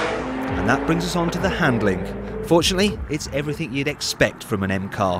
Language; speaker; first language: English; native; English